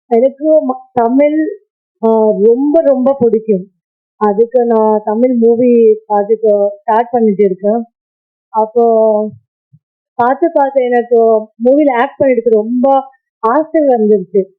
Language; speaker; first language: Tamil; non-native, learner; Kannada